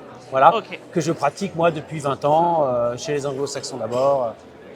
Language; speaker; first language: French; native; French